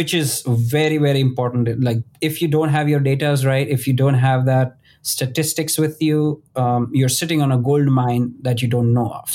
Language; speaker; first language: English; non-native, local second language; Gujarati